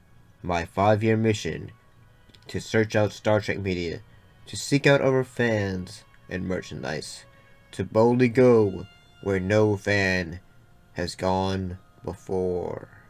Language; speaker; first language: English; native; English